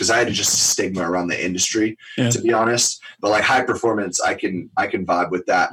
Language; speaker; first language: English; native; English